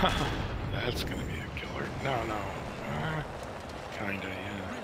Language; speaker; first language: English; native; English